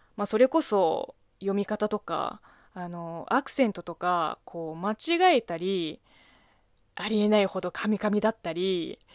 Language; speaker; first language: Japanese; non-native, fluent; Chinese